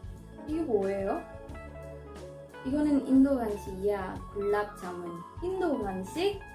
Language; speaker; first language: Korean; non-native, learner; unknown